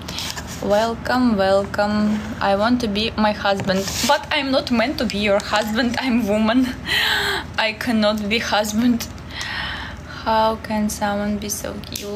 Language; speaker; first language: English; non-native, learner; Russian